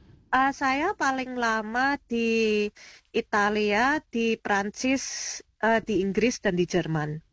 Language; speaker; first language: Indonesian; early bilingual, heritage; Indonesian